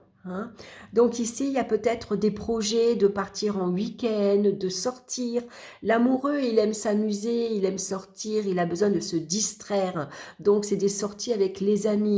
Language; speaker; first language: French; native; French